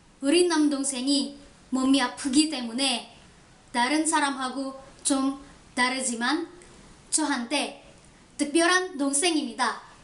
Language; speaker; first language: Korean; non-native, learner; Indonesian